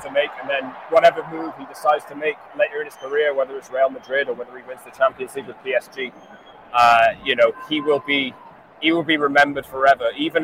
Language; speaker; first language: English; native; English